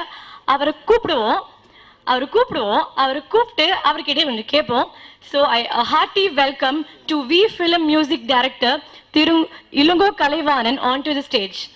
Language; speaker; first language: Tamil; native; Tamil